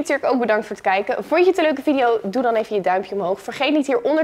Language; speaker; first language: Dutch; native; Dutch